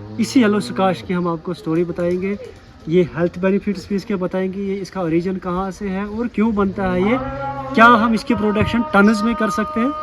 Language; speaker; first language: Urdu; non-native, local second language; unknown